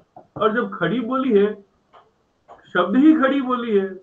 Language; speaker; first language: Hindi; native; Hindi